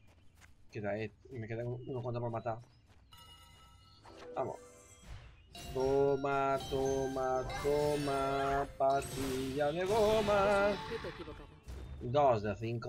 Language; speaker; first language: Spanish; native; Spanish